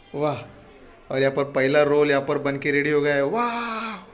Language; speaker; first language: Hindi; non-native, local second language; Marathi